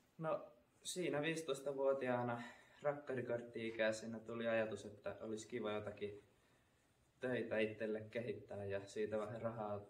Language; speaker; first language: Finnish; native; Finnish